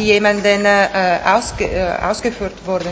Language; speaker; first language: German; non-native, fluent; Italian